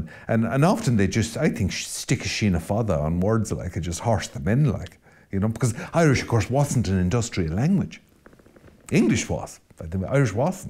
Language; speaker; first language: English; native; English